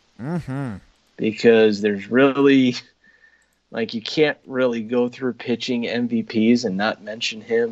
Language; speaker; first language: English; native; English